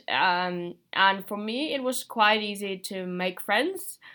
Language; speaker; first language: English; non-native, fluent; Finnish